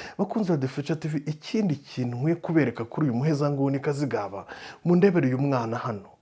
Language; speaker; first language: Kinyarwanda; native; Kinyarwanda